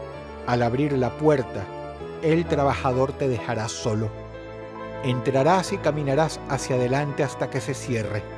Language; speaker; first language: Spanish; native; Spanish